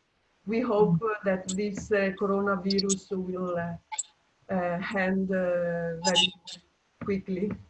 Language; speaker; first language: English; non-native, fluent; Italian